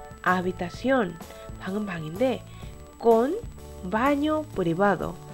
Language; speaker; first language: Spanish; non-native, fluent; Korean